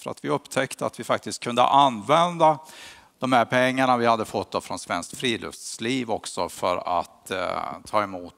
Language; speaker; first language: Swedish; native; Swedish